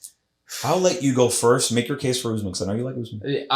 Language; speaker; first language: English; native; English